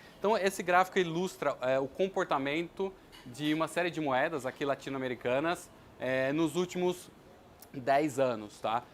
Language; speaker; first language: Portuguese; native; Portuguese